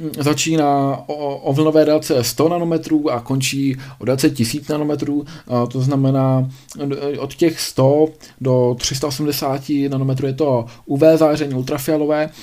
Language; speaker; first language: Czech; native; Czech